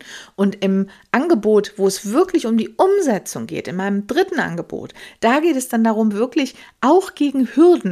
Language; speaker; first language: German; native; German